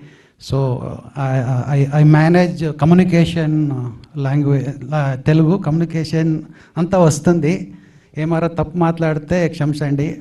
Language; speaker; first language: Telugu; non-native, learner; Kannada